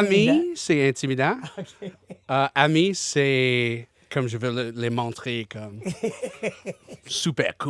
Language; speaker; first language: French; non-native, learner; English